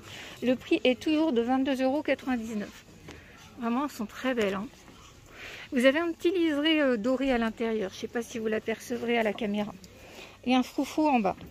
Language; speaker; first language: French; native; French